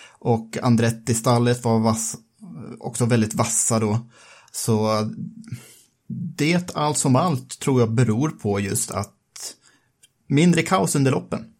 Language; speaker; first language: Swedish; native; Swedish